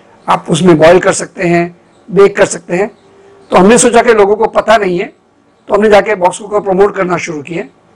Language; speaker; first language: Hindi; non-native, fluent; Gujarati